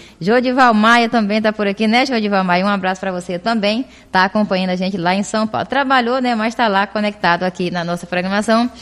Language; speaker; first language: Portuguese; native; Portuguese